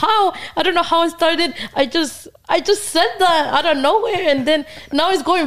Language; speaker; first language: English; native; English